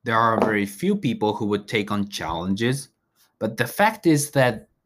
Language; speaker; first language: English; non-native, fluent; Japanese